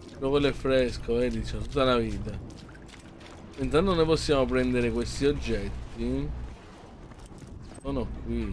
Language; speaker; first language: Italian; native; Italian